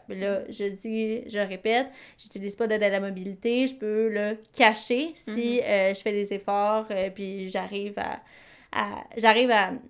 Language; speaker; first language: French; native; French